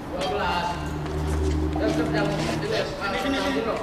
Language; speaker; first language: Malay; non-native, local second language; Javanese